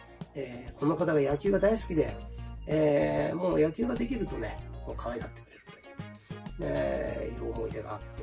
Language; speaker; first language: Japanese; native; Japanese